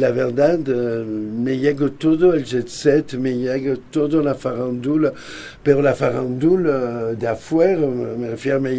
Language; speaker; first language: Spanish; non-native, fluent; French